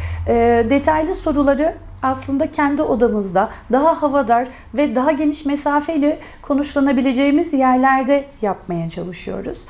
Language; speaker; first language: Turkish; native; Turkish